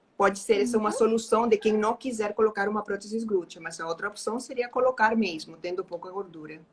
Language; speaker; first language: Portuguese; non-native, fluent; Spanish